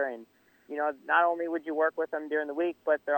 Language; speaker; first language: English; native; English